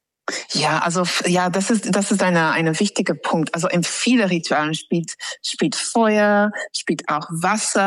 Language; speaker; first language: German; non-native, fluent; English